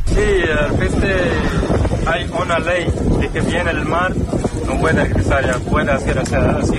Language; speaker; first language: Spanish; non-native, learner; Arabic